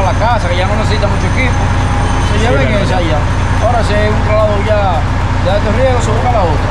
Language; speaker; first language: Spanish; native; Spanish